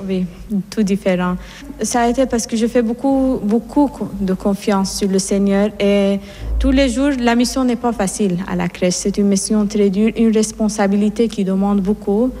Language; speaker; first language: French; non-native, fluent; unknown